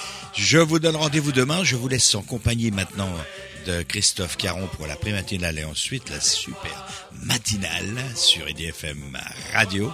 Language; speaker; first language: French; native; French